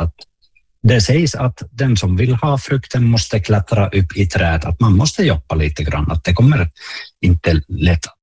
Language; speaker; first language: Swedish; non-native, local second language; Finnish